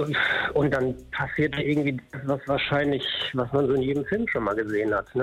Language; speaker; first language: German; native; German